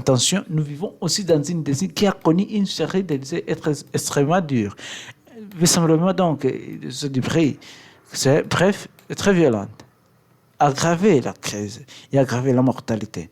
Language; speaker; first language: French; non-native, learner; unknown